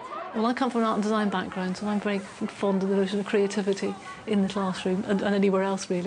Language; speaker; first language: English; native; English